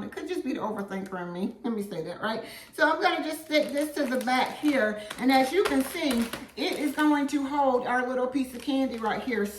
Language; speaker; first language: English; native; English